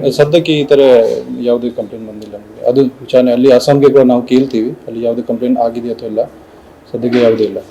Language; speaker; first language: Kannada; non-native, local second language; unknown